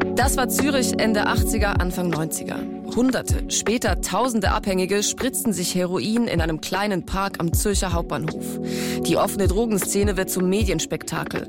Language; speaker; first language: German; native; German